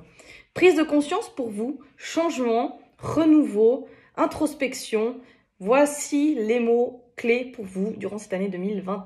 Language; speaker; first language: French; native; French